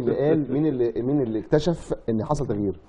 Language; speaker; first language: Arabic; native; Arabic